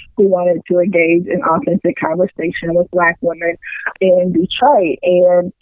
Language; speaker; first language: English; native; English